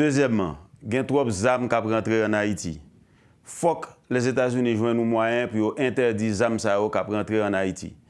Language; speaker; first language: French; non-native, local second language; Haitian Creole